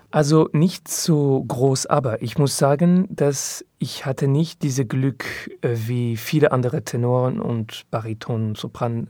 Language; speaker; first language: German; non-native, learner; French